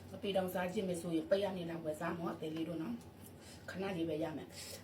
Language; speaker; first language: Burmese; non-native, local second language; Pa'o Karen